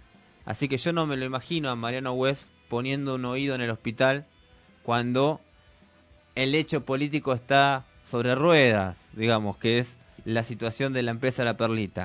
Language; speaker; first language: Spanish; native; Spanish